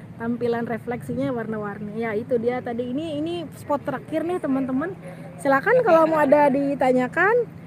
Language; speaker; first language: Indonesian; native; Indonesian